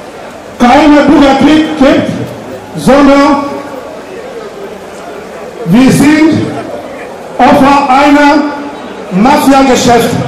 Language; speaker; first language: German; non-native, learner; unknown